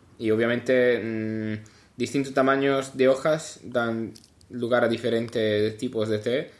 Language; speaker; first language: Spanish; non-native, fluent; Italian